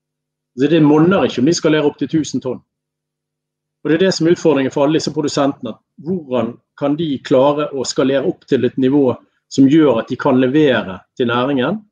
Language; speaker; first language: Norwegian; native; Norwegian